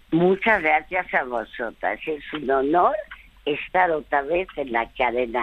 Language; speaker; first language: Spanish; early bilingual, other home language; French